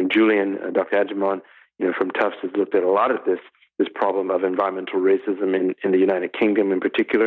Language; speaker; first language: English; native; English